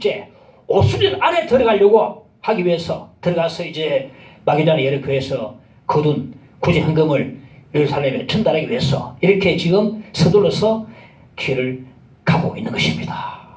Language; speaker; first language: Korean; native; Korean